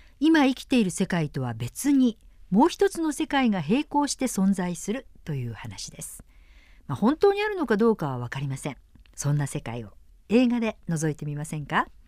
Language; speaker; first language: Japanese; native; Japanese